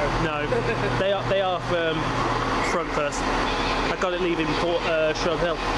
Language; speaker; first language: English; native; English